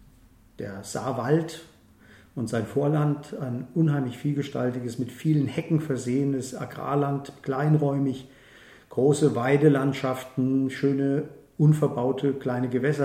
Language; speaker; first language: German; native; German